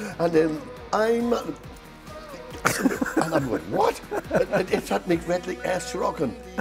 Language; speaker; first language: German; non-native, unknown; English